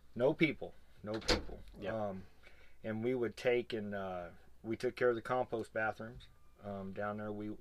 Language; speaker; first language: English; native; English